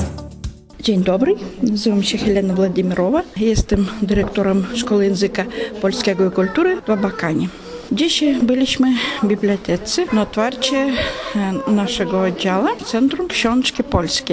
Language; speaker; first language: Polish; early bilingual, heritage; Russian